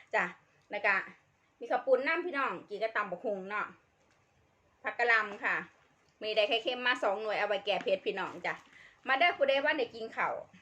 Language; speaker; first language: Thai; native; Thai